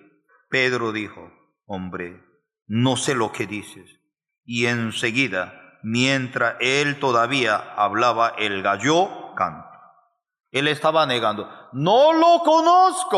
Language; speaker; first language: Spanish; non-native, fluent; Korean